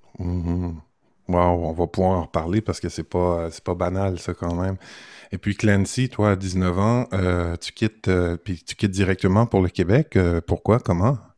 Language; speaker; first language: French; native; French